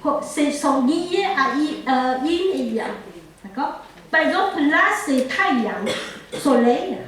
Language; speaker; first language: French; non-native, local second language; Chinese